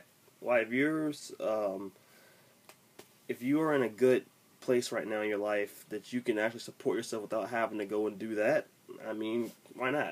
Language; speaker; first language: English; native; English